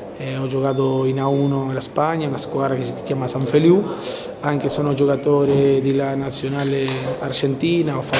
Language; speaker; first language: Italian; non-native, fluent; Spanish